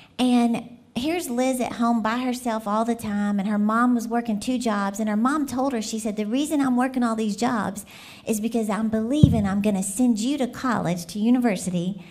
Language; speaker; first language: English; native; English